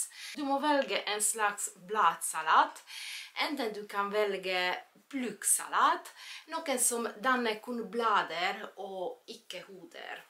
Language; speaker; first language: Norwegian; non-native, fluent; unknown